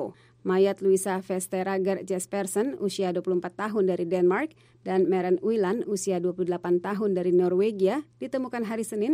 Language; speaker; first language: Indonesian; native; Indonesian